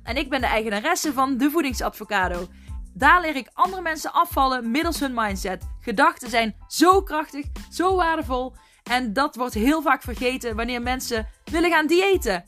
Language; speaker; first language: Dutch; native; Dutch